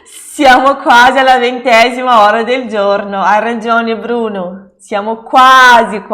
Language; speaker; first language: Italian; non-native, fluent; Portuguese